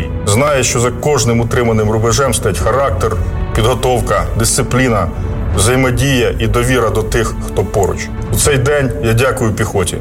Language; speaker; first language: Ukrainian; native; Ukrainian